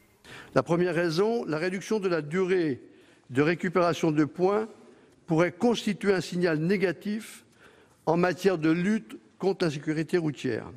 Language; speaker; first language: French; native; French